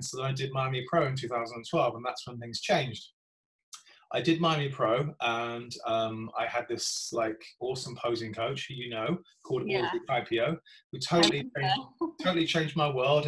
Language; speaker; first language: English; native; English